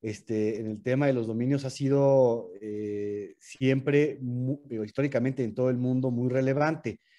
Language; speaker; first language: Spanish; native; Spanish